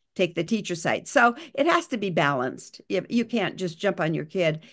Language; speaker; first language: English; native; English